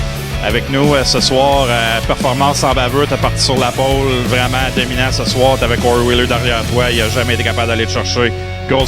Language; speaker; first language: French; native; French